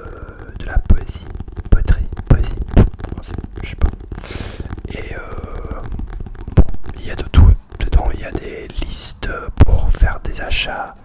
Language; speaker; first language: French; non-native, fluent; English